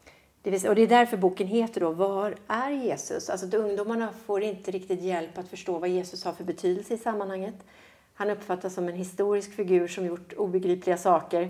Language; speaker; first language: Swedish; native; Swedish